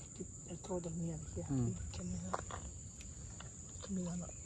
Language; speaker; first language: English; non-native, local second language; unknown